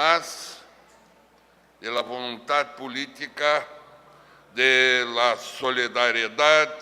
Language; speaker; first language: Spanish; non-native, fluent; Portuguese